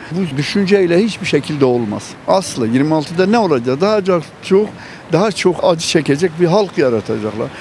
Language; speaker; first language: Turkish; native; Turkish